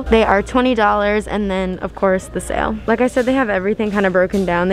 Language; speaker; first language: English; native; English